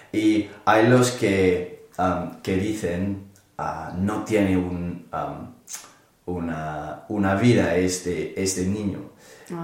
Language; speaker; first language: Spanish; non-native, learner; English